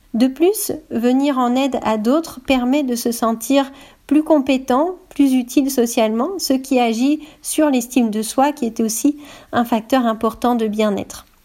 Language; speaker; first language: French; native; French